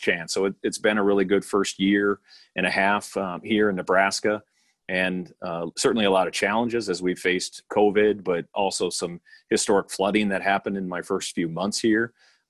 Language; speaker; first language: English; native; English